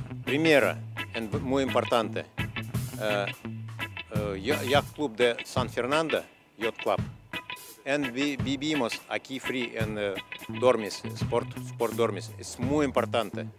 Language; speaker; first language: Spanish; non-native, learner; Russian